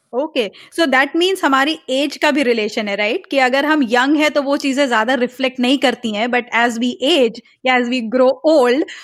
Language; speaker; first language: Hindi; native; Hindi